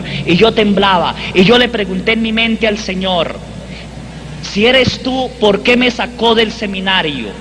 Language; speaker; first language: Spanish; native; Spanish